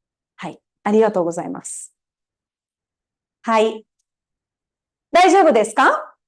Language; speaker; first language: Japanese; non-native, fluent; Tamil